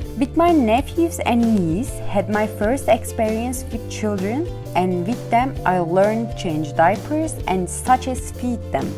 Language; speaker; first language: English; non-native, fluent; Turkish